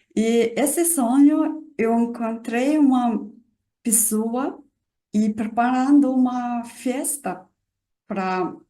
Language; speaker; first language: Portuguese; non-native, learner; Mongolian